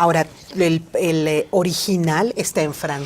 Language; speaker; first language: Spanish; native; Spanish